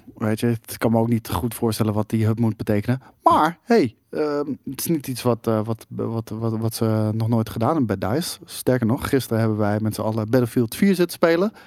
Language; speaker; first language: Dutch; native; Dutch